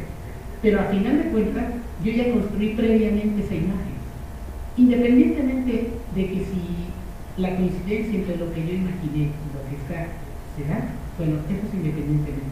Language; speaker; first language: Spanish; native; Spanish